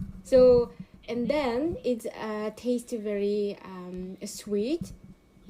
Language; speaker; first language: English; non-native, learner; Korean